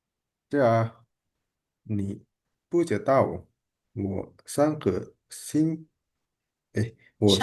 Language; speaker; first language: Chinese; non-native, learner; Indonesian